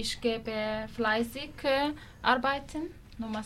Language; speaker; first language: German; non-native, learner; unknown